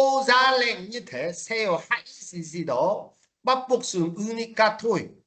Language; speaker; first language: Vietnamese; non-native, fluent; Korean